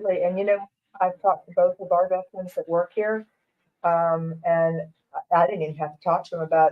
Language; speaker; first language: English; native; English